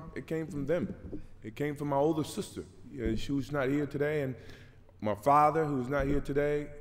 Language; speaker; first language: English; native; English